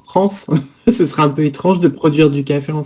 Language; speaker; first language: French; native; French